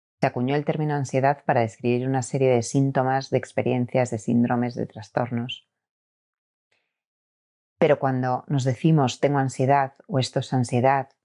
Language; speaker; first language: Spanish; native; Spanish